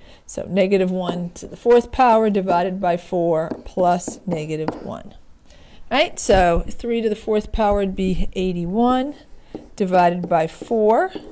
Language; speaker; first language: English; native; English